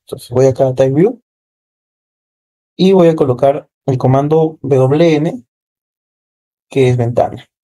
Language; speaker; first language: Spanish; native; Spanish